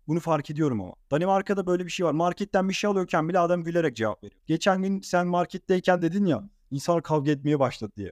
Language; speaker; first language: Turkish; native; Turkish